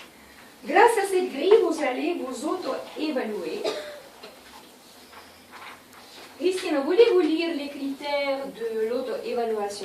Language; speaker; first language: French; non-native, fluent; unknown